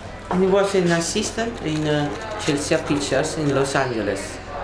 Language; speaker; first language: English; non-native, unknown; Italian